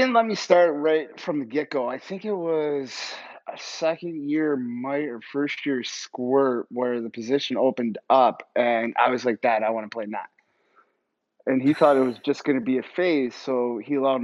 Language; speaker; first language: English; native; English